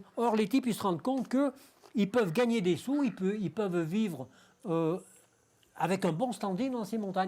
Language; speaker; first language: French; native; French